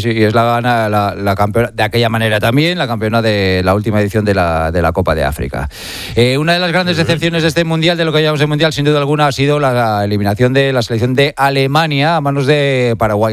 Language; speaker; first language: Spanish; native; Spanish